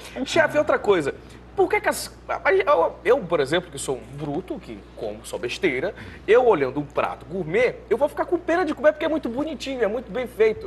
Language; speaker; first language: Portuguese; native; Portuguese